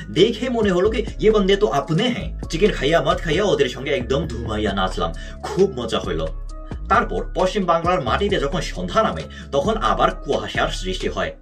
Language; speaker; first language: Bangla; non-native, fluent; Korean